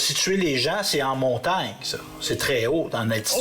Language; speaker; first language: French; native; French